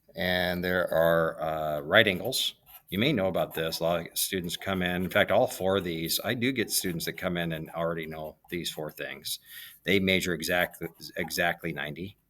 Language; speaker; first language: English; native; English